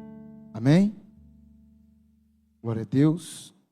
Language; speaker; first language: Portuguese; native; Portuguese